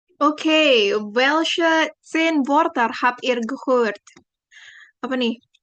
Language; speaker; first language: German; non-native, fluent; Indonesian